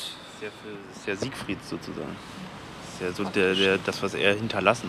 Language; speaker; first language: German; native; German